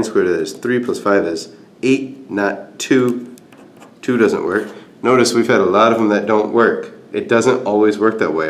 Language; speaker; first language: English; native; English